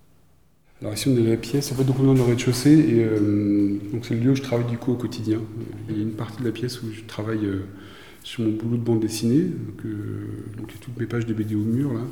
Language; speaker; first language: French; native; French